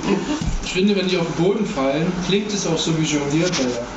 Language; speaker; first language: German; native; German